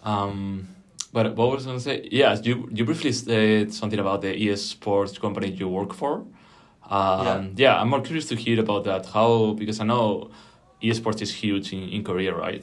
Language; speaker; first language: English; non-native, fluent; Spanish